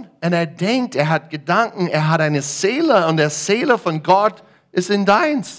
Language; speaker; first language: German; non-native, learner; English